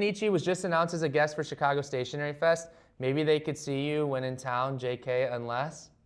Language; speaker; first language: English; native; English